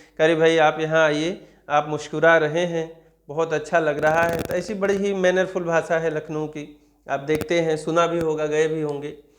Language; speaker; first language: Hindi; native; Hindi